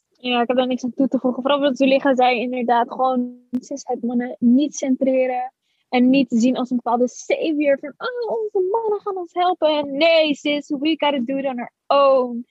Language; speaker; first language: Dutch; early bilingual, other home language; Arabic